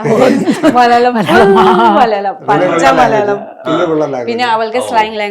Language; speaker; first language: Malayalam; non-native, learner; Nepali